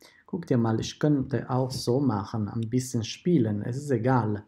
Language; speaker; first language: German; non-native, fluent; Italian